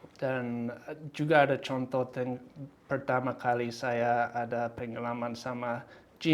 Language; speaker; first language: Indonesian; non-native, fluent; English